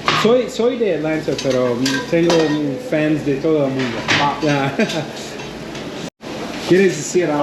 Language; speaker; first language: Spanish; non-native, learner; English